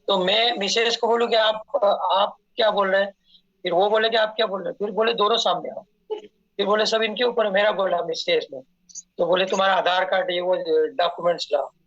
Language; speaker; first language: Hindi; native; Hindi